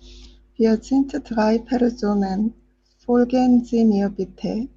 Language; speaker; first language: German; non-native, learner; Korean